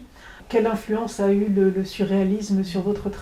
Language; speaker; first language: French; native; French